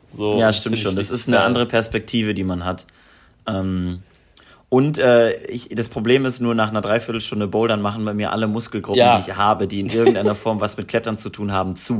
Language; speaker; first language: German; native; German